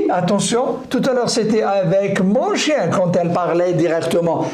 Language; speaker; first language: French; non-native, local second language; Arabic